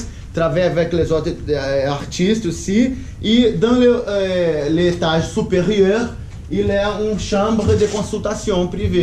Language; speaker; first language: French; non-native, learner; Portuguese